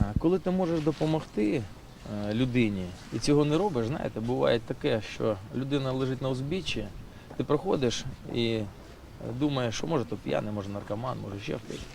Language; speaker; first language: Ukrainian; non-native, local second language; Russian